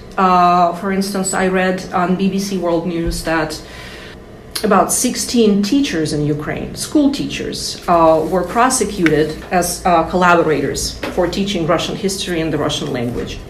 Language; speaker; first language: English; non-native, fluent; Russian